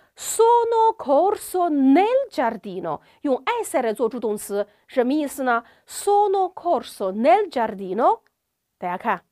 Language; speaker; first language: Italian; non-native, fluent; Chinese